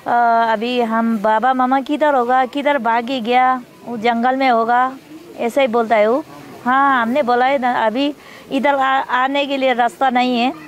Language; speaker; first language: Hindi; non-native, learner; Nepali